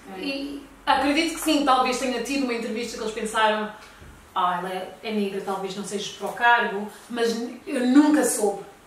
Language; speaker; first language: Portuguese; native; Portuguese